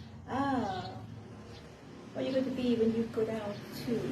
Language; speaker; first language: English; non-native, learner; Thai